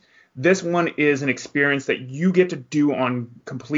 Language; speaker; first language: English; native; English